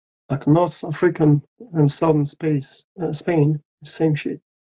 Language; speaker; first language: English; non-native, fluent; French